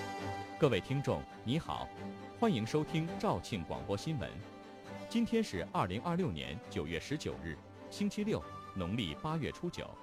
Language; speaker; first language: Chinese; native; Chinese